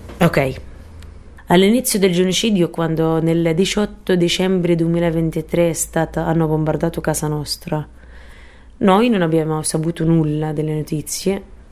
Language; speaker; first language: Italian; non-native, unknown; Arabic